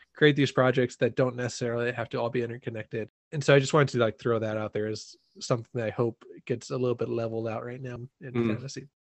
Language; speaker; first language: English; native; English